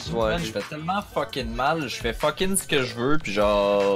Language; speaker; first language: French; native; French